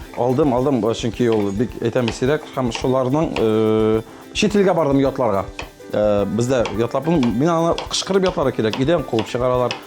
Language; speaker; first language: Tatar; native; Tatar